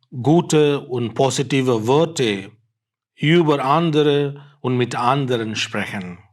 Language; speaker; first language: German; non-native, fluent; Tamil